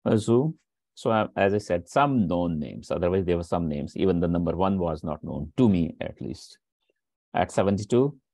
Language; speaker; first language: English; non-native, local second language; Hindi